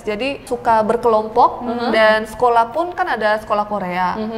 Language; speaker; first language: Indonesian; non-native, local second language; Korean